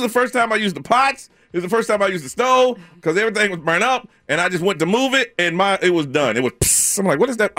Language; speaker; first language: English; native; English